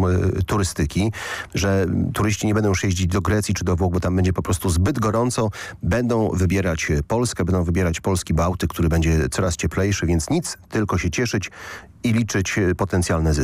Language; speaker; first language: Polish; native; Polish